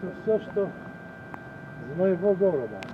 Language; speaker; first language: Russian; non-native, learner; Polish